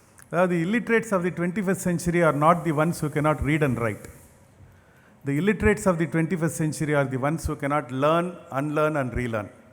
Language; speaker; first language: English; non-native, local second language; Tamil